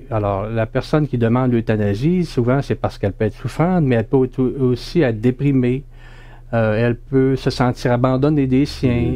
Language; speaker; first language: French; native; French